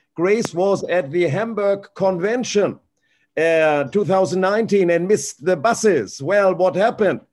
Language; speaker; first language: English; non-native, fluent; German